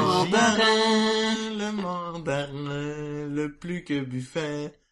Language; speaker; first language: French; native; French